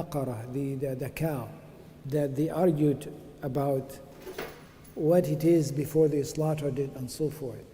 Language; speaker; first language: English; non-native, fluent; Arabic